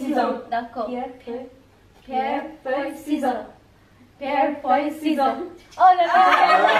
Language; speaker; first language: French; non-native, learner; Filipino